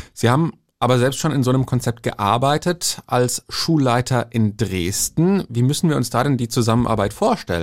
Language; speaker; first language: German; native; German